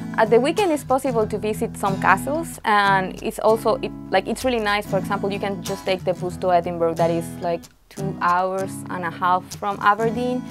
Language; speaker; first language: English; non-native, fluent; Spanish